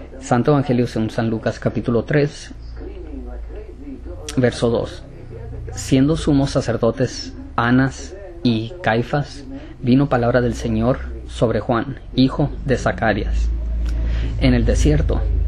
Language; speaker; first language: Spanish; native; Spanish